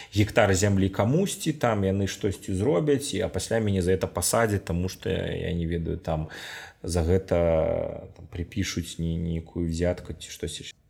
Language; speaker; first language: Belarusian; non-native, local second language; Russian